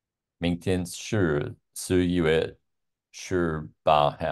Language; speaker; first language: Chinese; non-native, learner; English